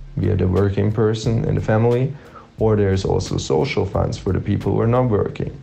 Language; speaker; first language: English; non-native, fluent; German